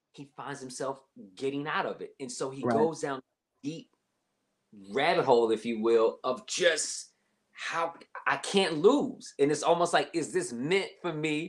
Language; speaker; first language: English; native; English